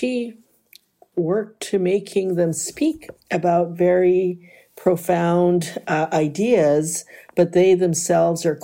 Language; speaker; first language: English; native; English